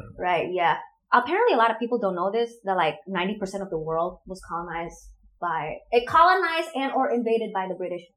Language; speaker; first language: English; non-native, fluent; Indonesian